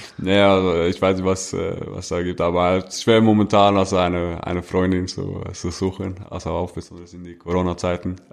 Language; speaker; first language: German; non-native, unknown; Norwegian